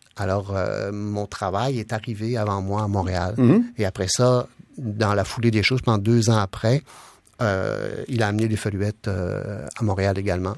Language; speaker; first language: French; native; French